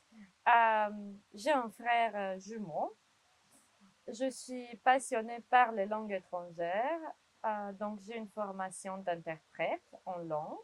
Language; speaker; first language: French; non-native, fluent; Romanian